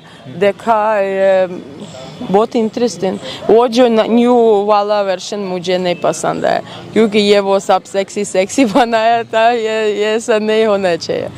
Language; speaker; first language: Hindi; non-native, learner; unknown